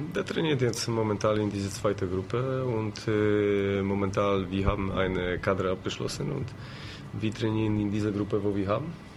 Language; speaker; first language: German; non-native, learner; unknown